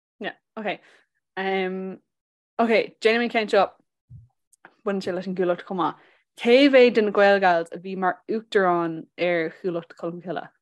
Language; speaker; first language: Irish; non-native, local second language; English